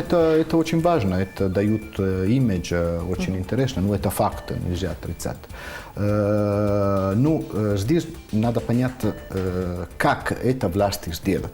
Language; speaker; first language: Russian; non-native, fluent; Italian